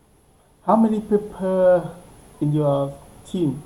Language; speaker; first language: English; non-native, learner; Thai